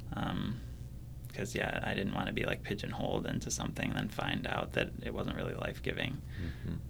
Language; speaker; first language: English; native; English